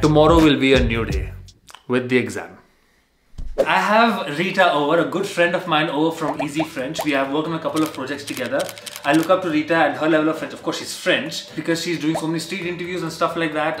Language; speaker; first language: English; non-native, local second language; Hindi